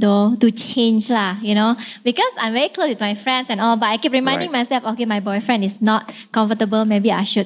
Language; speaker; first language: English; non-native, fluent; Indonesian